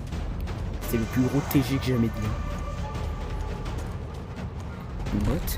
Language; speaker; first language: French; native; French